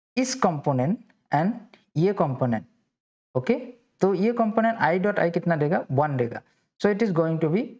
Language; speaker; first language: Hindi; non-native, local second language; Assamese